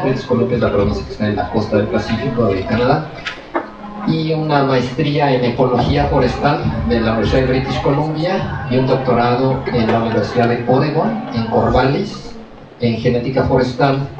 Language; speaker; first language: Spanish; native; Spanish